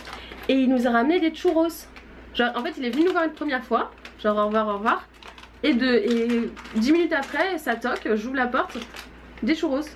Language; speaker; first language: French; native; French